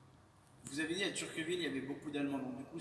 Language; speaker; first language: French; native; French